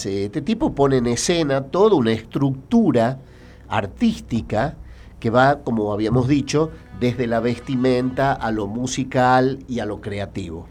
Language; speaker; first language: Spanish; native; Spanish